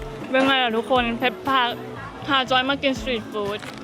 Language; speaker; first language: Thai; native; Thai